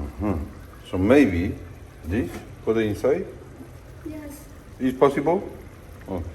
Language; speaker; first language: English; non-native, learner; Polish